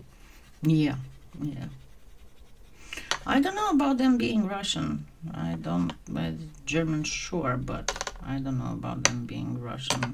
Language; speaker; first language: English; non-native, fluent; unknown